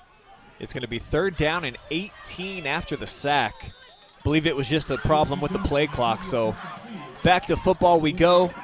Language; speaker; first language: English; native; English